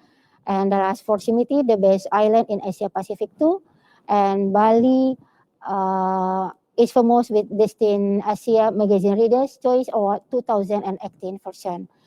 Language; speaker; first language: English; non-native, learner; Indonesian